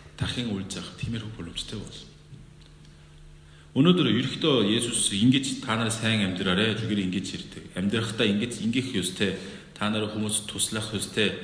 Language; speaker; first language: Mongolian; non-native, fluent; Korean